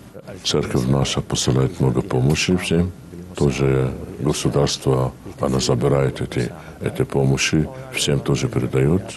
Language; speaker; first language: Russian; non-native, fluent; Arabic